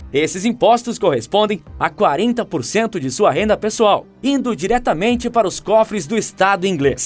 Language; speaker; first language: Portuguese; native; Portuguese